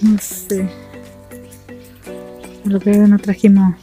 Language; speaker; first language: Spanish; native; Spanish